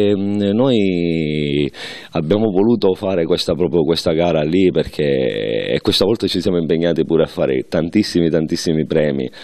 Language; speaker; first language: Italian; native; Italian